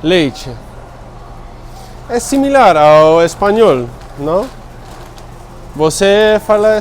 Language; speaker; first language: Portuguese; non-native, learner; Dutch